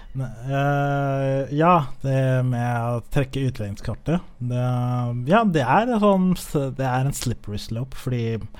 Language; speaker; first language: Norwegian; early bilingual, other home language; Somali